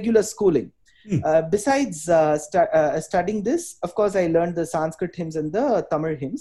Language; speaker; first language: English; non-native, local second language; Tamil